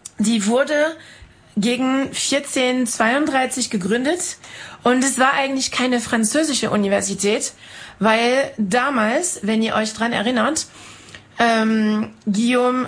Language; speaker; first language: German; non-native, fluent; French